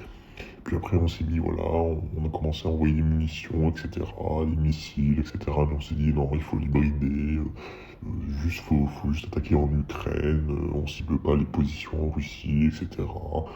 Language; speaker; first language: French; native; French